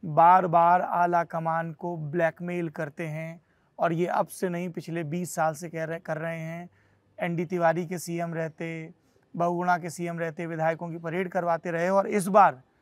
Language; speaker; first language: Hindi; native; Hindi